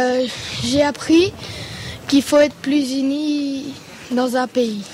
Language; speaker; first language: French; non-native, fluent; Spanish